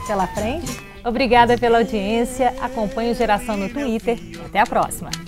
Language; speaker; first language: Portuguese; native; Portuguese